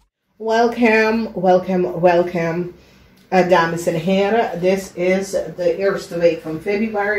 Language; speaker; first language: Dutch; non-native, learner; English